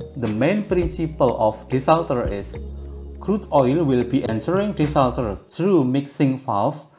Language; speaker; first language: English; non-native, fluent; Indonesian